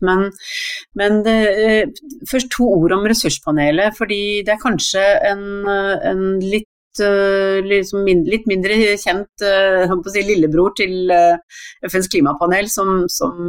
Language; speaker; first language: Norwegian; native; Norwegian